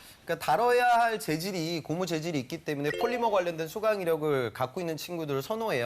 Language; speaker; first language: Korean; native; Korean